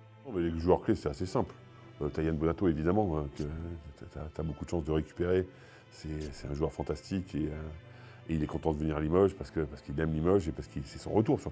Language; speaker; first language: French; native; French